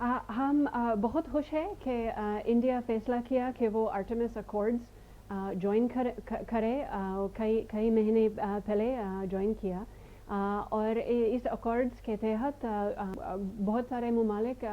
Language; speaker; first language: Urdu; non-native, fluent; English